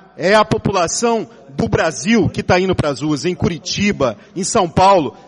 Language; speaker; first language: Portuguese; native; Portuguese